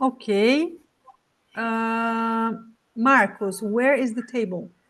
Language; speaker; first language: English; non-native, fluent; Portuguese